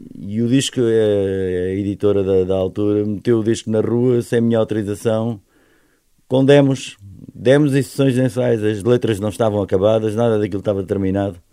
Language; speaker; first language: Portuguese; native; Portuguese